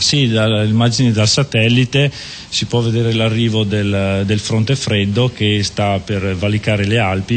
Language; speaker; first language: Italian; native; Italian